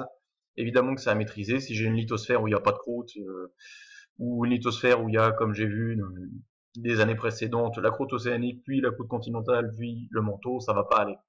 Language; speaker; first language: French; native; French